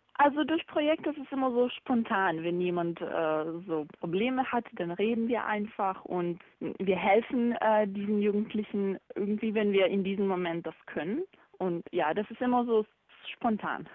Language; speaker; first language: German; non-native, fluent; Bosnian